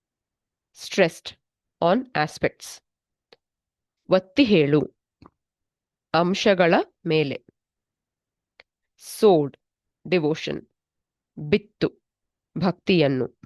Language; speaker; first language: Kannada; native; Kannada